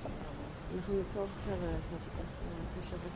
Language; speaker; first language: Hebrew; native; Hebrew